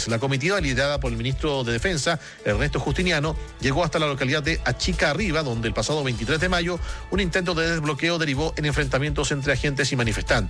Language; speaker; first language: Spanish; native; Spanish